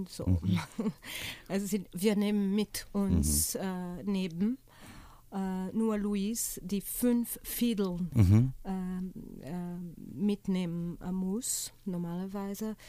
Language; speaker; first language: German; non-native, fluent; Portuguese